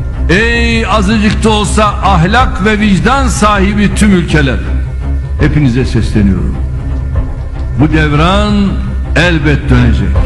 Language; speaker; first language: Turkish; native; Turkish